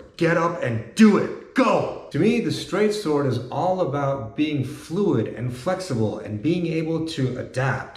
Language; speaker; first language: English; native; English